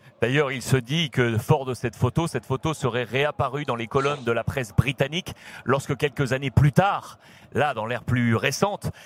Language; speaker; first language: French; native; French